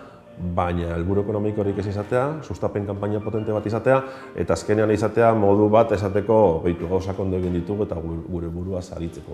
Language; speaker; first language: Basque; native; Basque